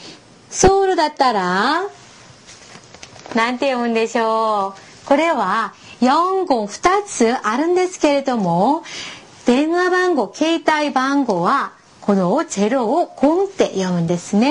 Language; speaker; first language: Japanese; non-native, fluent; Korean